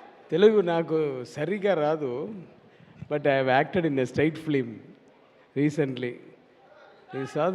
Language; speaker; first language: Telugu; non-native, learner; Tamil